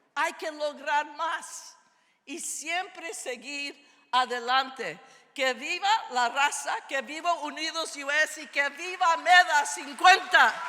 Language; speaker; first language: Spanish; early bilingual, heritage; Spanish